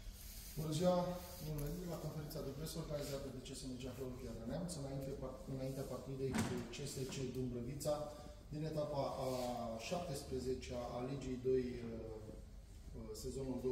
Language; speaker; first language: Romanian; native; Romanian